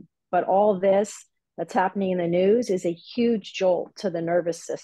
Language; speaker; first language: English; native; English